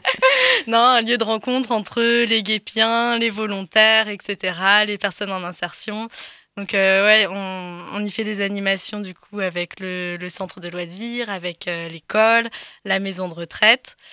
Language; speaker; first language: French; native; French